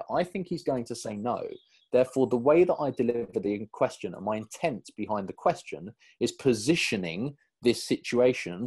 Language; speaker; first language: English; native; English